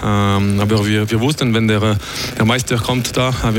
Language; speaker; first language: German; non-native, local second language; French